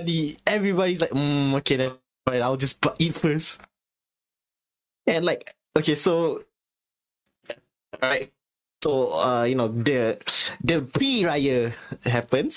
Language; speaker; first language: English; non-native, local second language; Malay